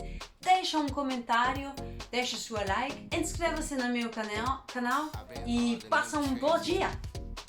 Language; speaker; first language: Portuguese; non-native, learner; Danish